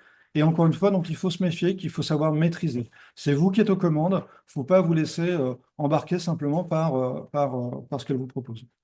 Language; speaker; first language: French; native; French